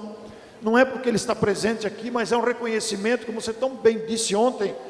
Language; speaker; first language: Portuguese; native; Portuguese